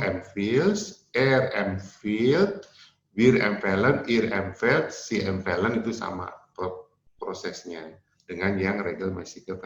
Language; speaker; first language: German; non-native, fluent; Indonesian